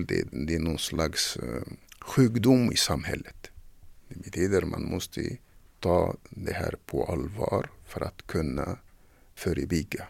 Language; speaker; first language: Swedish; non-native, fluent; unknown